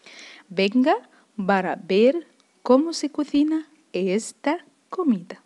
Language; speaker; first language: Spanish; non-native, fluent; Arabic